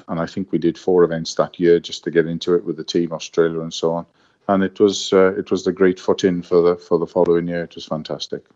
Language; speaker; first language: English; native; English